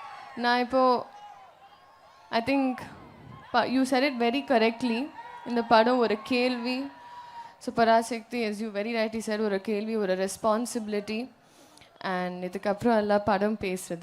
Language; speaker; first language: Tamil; non-native, learner; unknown